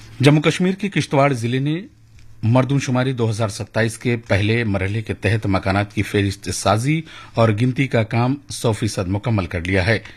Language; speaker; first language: Urdu; native; Urdu